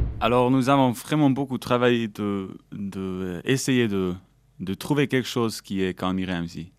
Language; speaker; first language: French; non-native, local second language; German